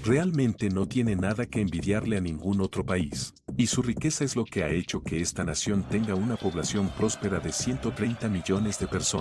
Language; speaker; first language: Spanish; native; Spanish